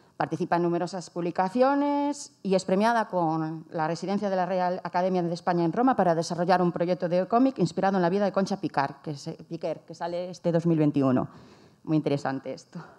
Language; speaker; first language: Spanish; native; Spanish